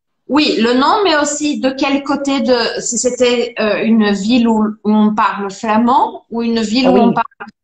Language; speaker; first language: French; non-native, fluent; Portuguese